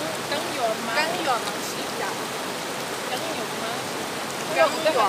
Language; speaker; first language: Chinese; non-native, learner; Lao